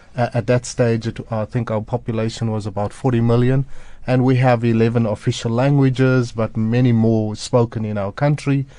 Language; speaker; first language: English; native; English